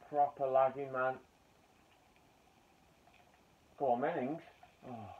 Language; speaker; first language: English; native; English